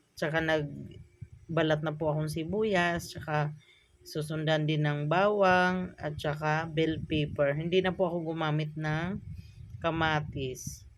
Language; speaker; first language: Filipino; native; Filipino